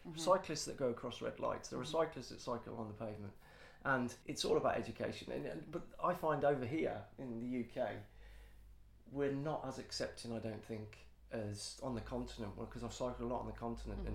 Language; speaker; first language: English; native; English